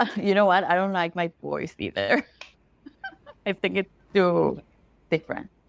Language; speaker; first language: English; non-native, fluent; Spanish